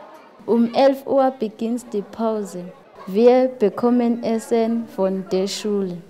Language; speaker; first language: German; non-native, learner; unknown